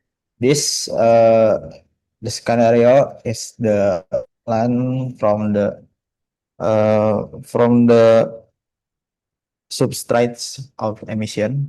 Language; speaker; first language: English; non-native, learner; Indonesian